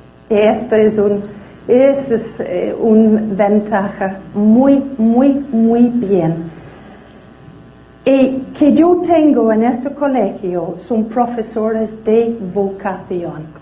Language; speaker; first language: Spanish; non-native, fluent; English